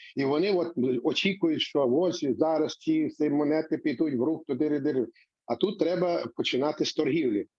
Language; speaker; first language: Ukrainian; native; Ukrainian